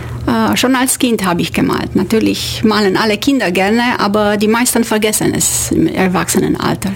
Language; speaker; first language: German; non-native, fluent; Romanian